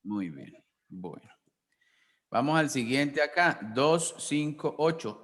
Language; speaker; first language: Spanish; native; Spanish